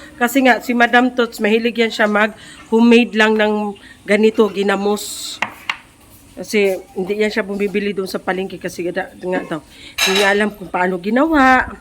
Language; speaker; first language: Filipino; non-native, local second language; Cebuano